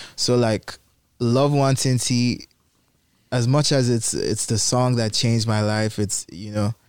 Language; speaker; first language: English; non-native, local second language; Igbo